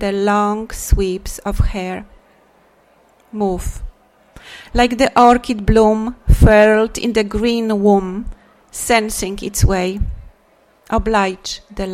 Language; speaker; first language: English; non-native, fluent; Polish